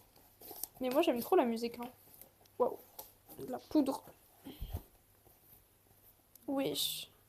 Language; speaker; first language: French; native; French